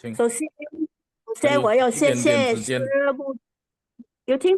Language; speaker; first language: Chinese; early bilingual, heritage; Chinese